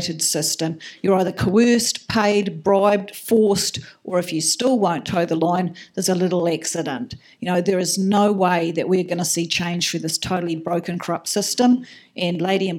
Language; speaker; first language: English; native; English